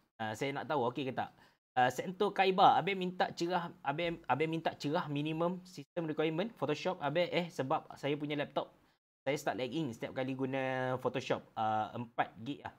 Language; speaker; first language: Malay; native; Malay